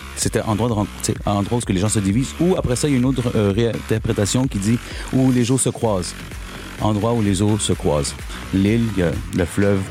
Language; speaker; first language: French; early bilingual, other home language; Spanish